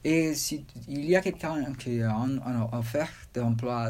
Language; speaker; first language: French; non-native, learner; Spanish